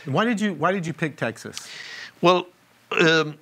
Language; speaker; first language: English; non-native, learner; Spanish